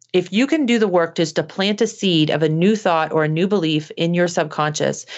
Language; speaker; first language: English; native; English